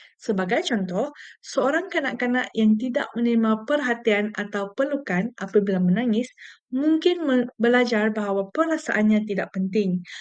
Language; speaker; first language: Malay; non-native, local second language; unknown